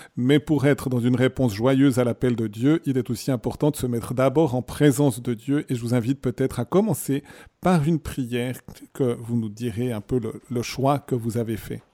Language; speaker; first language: French; native; French